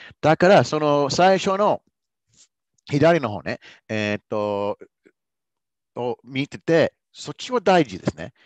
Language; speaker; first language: Japanese; non-native, fluent; English